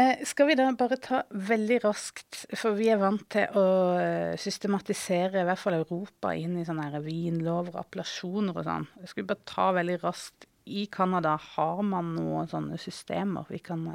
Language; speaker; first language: Norwegian; native; Norwegian